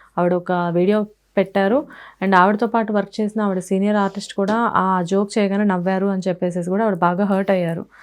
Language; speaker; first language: Telugu; native; Telugu